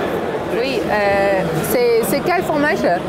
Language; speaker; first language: French; non-native, learner; Turkish